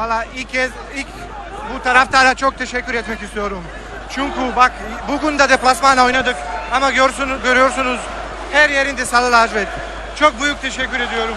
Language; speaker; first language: Turkish; non-native, learner; Bosnian